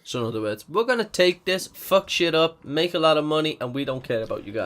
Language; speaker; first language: English; native; English